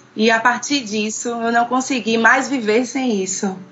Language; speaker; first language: Portuguese; native; Portuguese